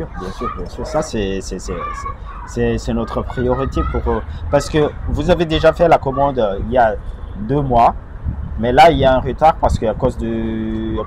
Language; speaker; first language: French; non-native, fluent; Chinese